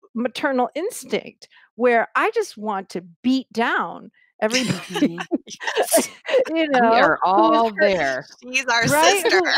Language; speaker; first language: English; native; English